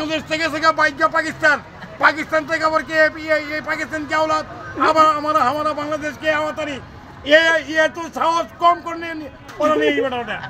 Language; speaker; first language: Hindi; non-native, learner; Bangla